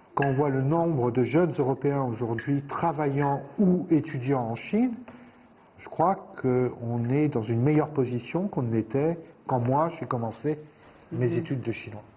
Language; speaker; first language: French; native; French